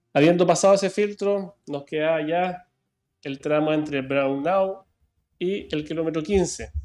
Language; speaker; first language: Spanish; native; Spanish